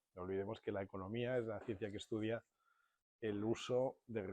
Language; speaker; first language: Spanish; native; Spanish